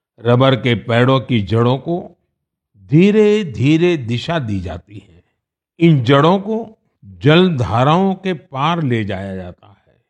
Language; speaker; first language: Hindi; non-native, local second language; Gujarati